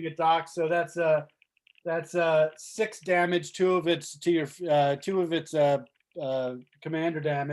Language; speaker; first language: English; native; English